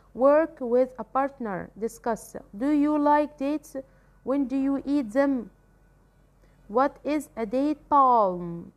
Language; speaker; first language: English; non-native, fluent; Arabic